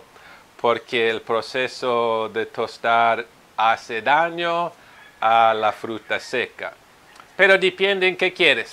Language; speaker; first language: Spanish; non-native, fluent; Italian